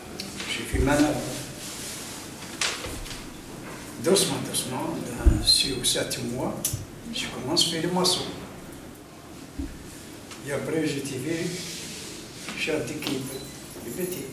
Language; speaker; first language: French; non-native, learner; Arabic